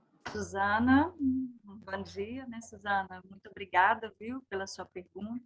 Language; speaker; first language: Portuguese; native; Portuguese